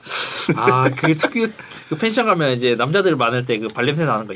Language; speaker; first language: Korean; native; Korean